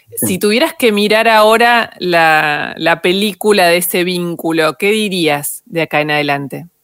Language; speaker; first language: Spanish; native; Spanish